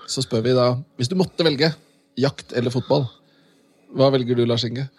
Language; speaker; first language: Norwegian; native; Norwegian